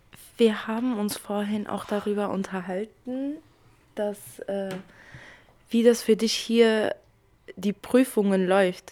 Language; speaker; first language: German; early bilingual, other home language; Kurdish